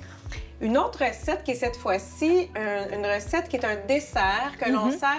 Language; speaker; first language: French; native; French